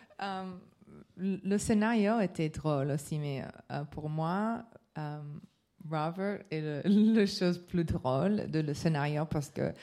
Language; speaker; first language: French; non-native, learner; English